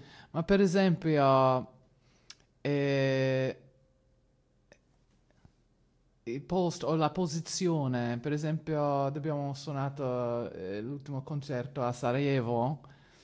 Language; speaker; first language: Italian; non-native, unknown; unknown